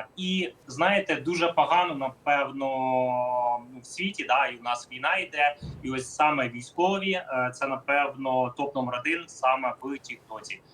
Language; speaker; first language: Ukrainian; non-native, local second language; Russian